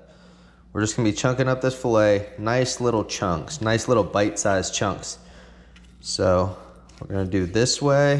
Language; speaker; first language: English; native; English